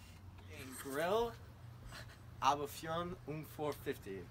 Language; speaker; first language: German; non-native, learner; English